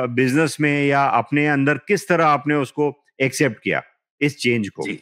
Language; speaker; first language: Hindi; non-native, local second language; Marathi